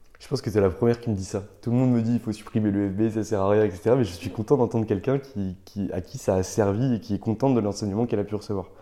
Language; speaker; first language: French; native; French